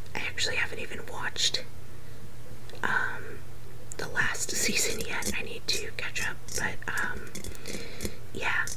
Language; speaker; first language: English; native; English